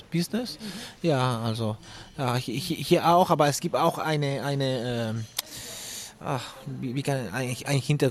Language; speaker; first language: German; non-native, learner; Spanish